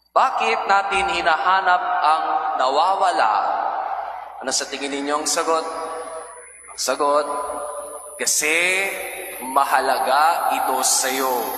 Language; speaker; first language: Filipino; non-native, local second language; Pangasinan